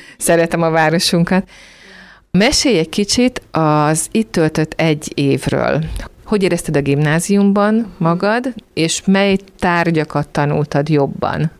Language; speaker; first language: Hungarian; native; Hungarian